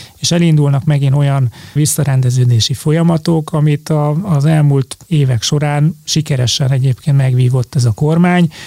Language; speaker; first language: Hungarian; native; Hungarian